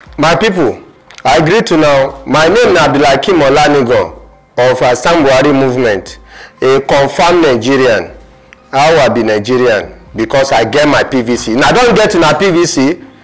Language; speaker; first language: Nigerian Pidgin; non-native, local second language; Yoruba